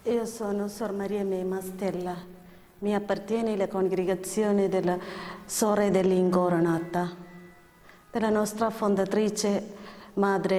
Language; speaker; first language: Italian; non-native, learner; Malayalam